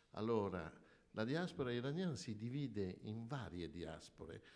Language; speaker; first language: Italian; native; Italian